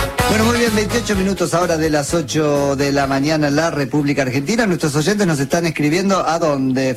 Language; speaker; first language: Spanish; native; Spanish